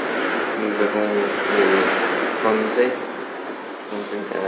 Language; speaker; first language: French; non-native, learner; English